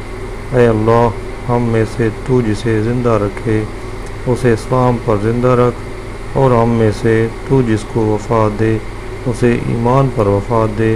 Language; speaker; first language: Urdu; native; Urdu